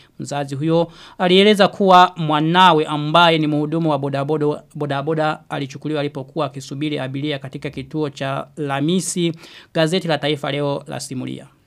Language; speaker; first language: Swahili; non-native, local second language; Rundi